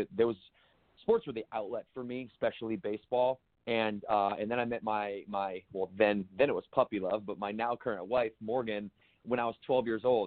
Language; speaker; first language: English; native; English